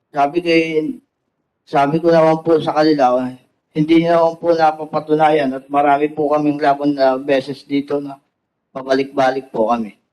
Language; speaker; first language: Filipino; native; Filipino